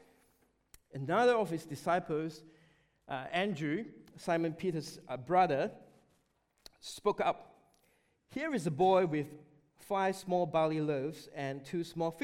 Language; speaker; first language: English; non-native, local second language; Chinese